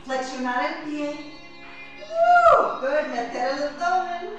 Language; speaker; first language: Spanish; non-native, fluent; English